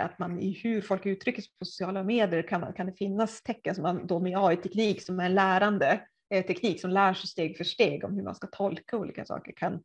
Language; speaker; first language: Swedish; native; Swedish